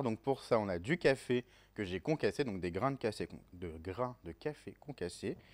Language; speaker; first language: French; native; French